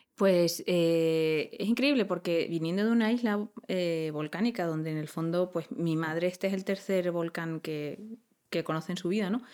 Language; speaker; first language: Spanish; native; Spanish